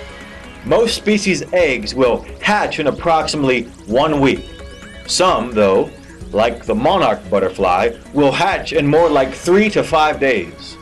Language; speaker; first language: English; native; English